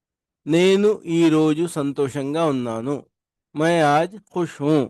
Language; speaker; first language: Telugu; non-native, local second language; Urdu